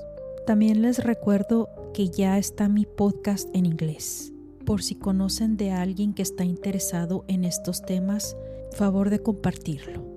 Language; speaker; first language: Spanish; native; Spanish